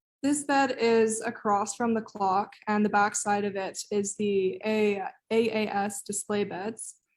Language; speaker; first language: English; native; English